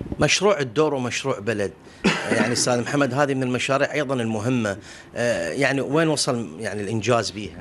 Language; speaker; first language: Arabic; native; Arabic